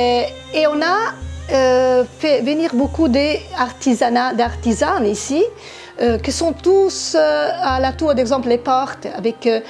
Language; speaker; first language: French; non-native, fluent; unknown